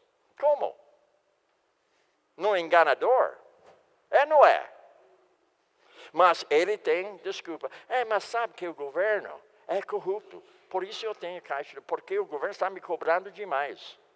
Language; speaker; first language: Portuguese; non-native, fluent; English